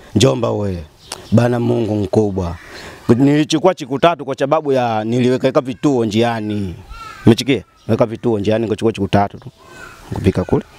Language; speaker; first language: Swahili; non-native, local second language; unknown